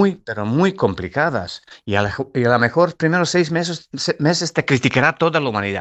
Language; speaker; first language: Spanish; non-native, fluent; Serbian